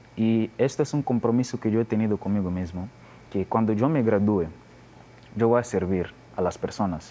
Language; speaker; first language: Spanish; non-native, learner; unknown